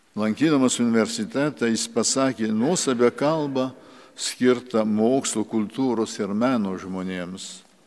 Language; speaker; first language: Lithuanian; early bilingual, heritage; Lithuanian